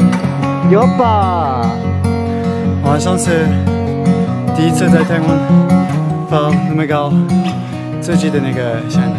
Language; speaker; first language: Chinese; non-native, learner; French